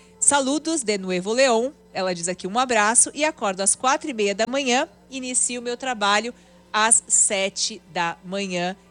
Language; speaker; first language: Portuguese; native; Portuguese